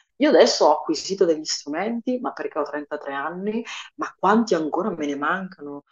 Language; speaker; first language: Italian; early bilingual, other home language; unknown